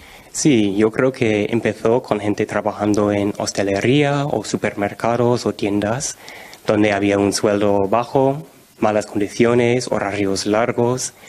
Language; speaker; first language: Spanish; non-native, fluent; English